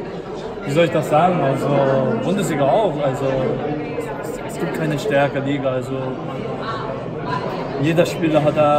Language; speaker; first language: German; non-native, fluent; Korean